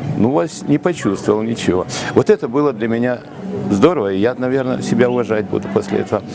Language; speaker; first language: Russian; native; Russian